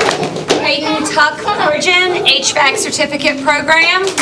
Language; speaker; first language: English; native; English